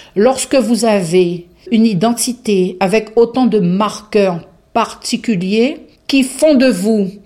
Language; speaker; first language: French; non-native, local second language; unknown